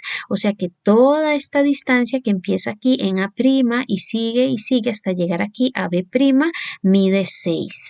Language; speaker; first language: Spanish; native; Spanish